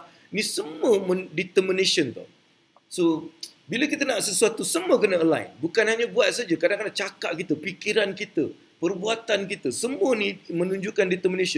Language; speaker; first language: Malay; native; Malay